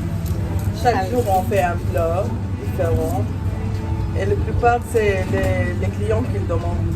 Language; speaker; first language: French; non-native, local second language; Arabic